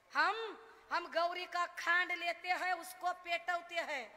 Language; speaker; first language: Hindi; non-native, local second language; Marathi